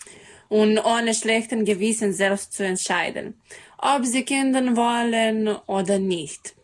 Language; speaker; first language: German; non-native, fluent; Serbian